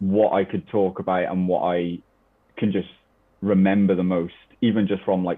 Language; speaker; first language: English; native; English